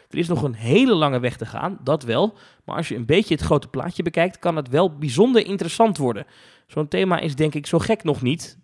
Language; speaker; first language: Dutch; native; Dutch